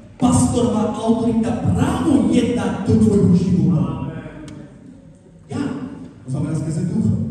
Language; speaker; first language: Slovak; non-native, local second language; Romany